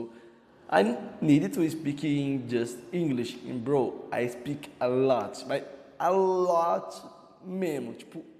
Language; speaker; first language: English; non-native, learner; Portuguese